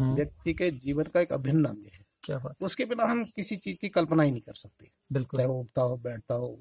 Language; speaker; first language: Hindi; native; Hindi